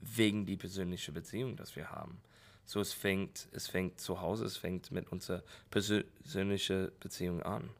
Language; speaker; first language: German; non-native, learner; English